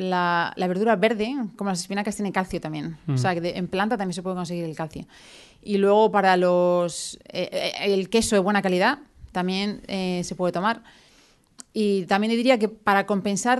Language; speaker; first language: Spanish; native; Spanish